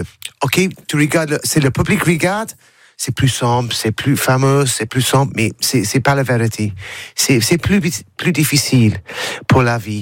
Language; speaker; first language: French; non-native, learner; English